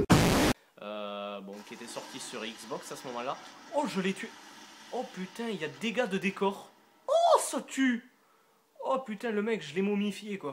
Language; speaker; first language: French; native; French